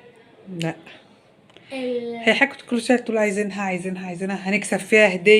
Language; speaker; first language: Arabic; native; Arabic